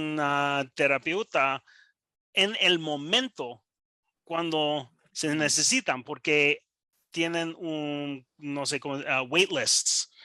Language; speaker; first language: Spanish; non-native, learner; English